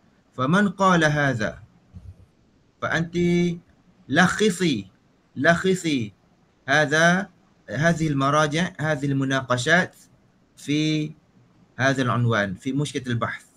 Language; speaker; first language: Arabic; non-native, fluent; Malay